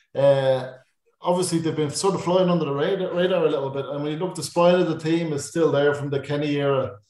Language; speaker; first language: English; native; English